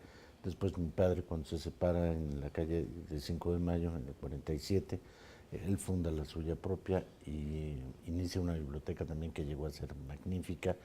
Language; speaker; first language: Spanish; native; Spanish